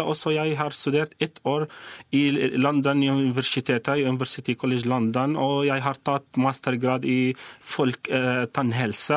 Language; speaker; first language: Norwegian; non-native, learner; Arabic